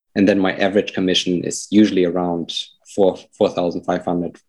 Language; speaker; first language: English; non-native, fluent; German